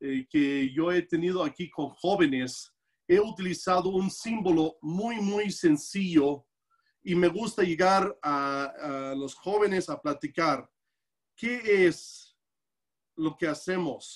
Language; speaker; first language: Spanish; non-native, local second language; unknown